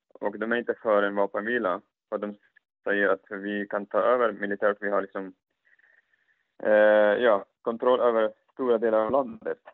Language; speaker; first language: Swedish; non-native, fluent; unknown